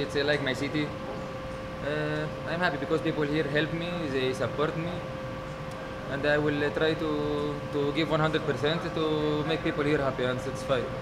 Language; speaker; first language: English; non-native, learner; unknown